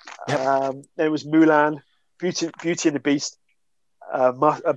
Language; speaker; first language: English; native; English